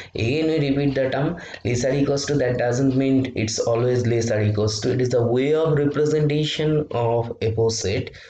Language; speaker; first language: English; non-native, local second language; Bangla